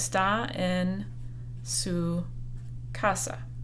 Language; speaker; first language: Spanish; non-native, fluent; English